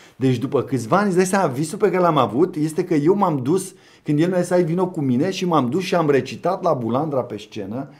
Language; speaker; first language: Romanian; native; Romanian